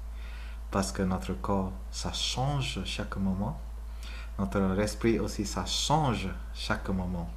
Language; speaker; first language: French; non-native, fluent; Vietnamese